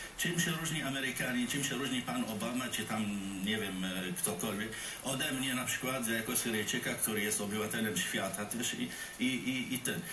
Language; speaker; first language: Polish; non-native, fluent; Arabic